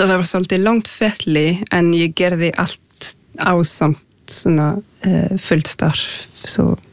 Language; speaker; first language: Icelandic; non-native, fluent; French